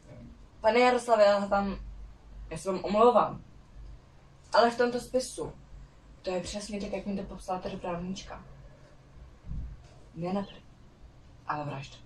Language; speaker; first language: Czech; native; Czech